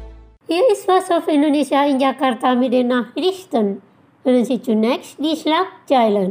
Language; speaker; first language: German; non-native, fluent; Indonesian